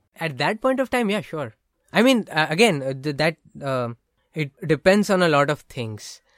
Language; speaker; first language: English; non-native, local second language; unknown